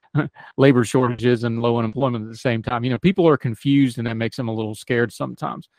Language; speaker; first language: English; native; English